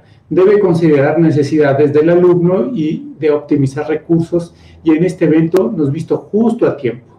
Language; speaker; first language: Spanish; native; Spanish